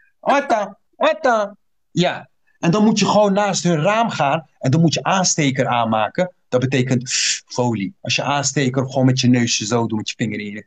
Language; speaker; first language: Dutch; early bilingual, other home language; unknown